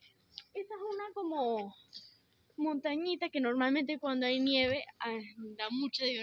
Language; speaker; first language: Spanish; early bilingual, heritage; Spanish